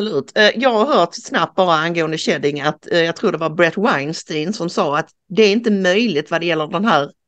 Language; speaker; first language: Swedish; native; Swedish